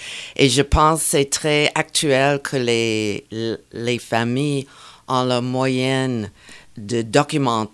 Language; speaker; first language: French; non-native, fluent; English